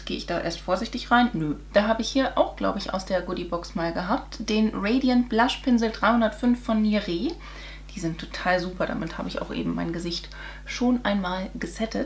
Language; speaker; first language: German; native; German